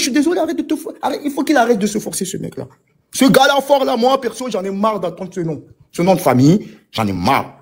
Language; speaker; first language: French; non-native, local second language; Ewe